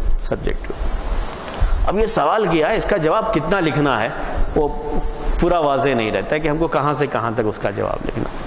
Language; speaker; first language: Urdu; native; Urdu